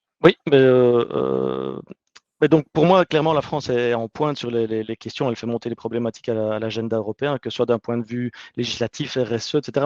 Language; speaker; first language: French; native; French